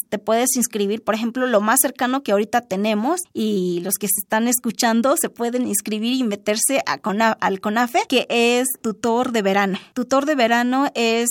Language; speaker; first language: Spanish; non-native, local second language; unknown